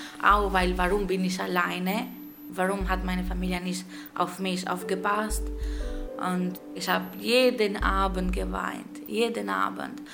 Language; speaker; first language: German; non-native, learner; Albanian